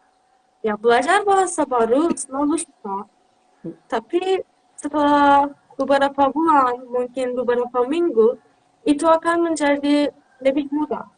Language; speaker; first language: Indonesian; non-native, learner; Turkish